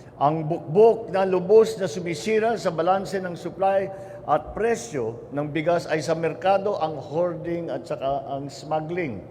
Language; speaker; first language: Filipino; native; Filipino